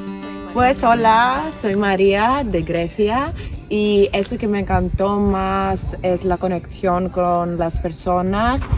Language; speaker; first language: Spanish; non-native, learner; Greek